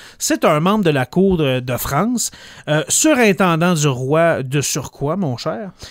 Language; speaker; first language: French; native; French